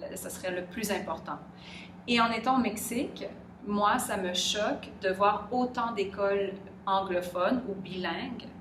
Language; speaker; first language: French; native; French